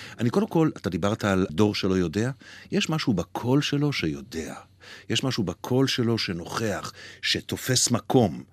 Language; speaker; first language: Hebrew; native; Hebrew